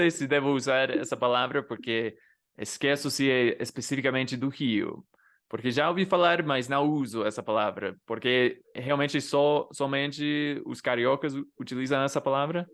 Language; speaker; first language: Portuguese; non-native, fluent; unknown